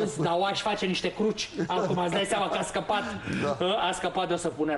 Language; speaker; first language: Romanian; native; Romanian